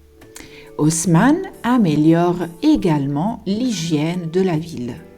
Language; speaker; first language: French; non-native, fluent; Italian